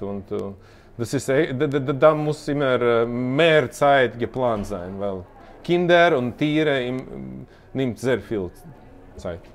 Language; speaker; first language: German; non-native, learner; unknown